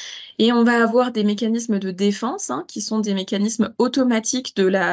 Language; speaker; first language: French; native; French